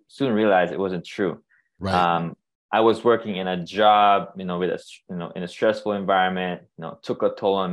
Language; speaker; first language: English; non-native, local second language; Filipino